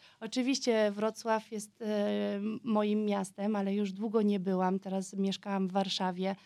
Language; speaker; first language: Polish; early bilingual, heritage; Polish